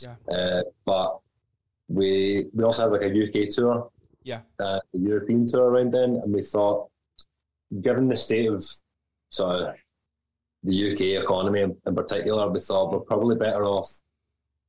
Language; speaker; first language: English; native; English